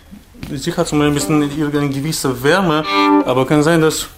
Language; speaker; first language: German; non-native, fluent; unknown